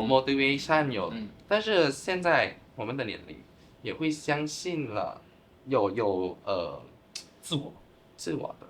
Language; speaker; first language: Chinese; non-native, fluent; Thai